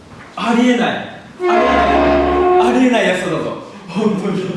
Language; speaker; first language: Japanese; native; Japanese